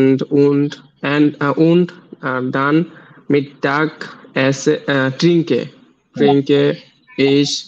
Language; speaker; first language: German; non-native, learner; Bangla